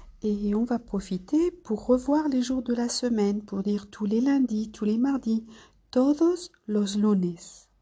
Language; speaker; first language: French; non-native, fluent; Spanish